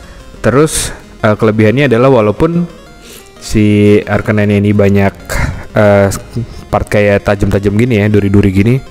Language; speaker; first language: Indonesian; native; Indonesian